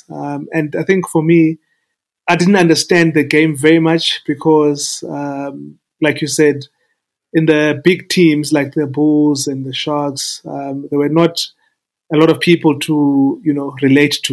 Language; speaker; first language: English; non-native, local second language; Xhosa